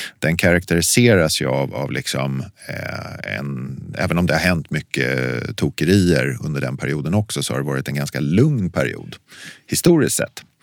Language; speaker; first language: Swedish; native; Swedish